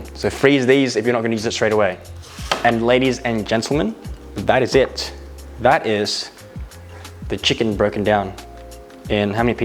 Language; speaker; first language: English; native; English